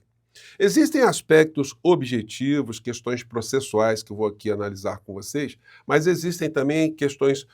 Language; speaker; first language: Portuguese; native; Portuguese